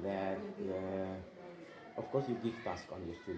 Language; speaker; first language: English; non-native, learner; Indonesian